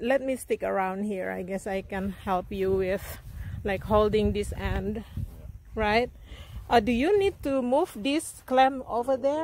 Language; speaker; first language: English; non-native, fluent; Indonesian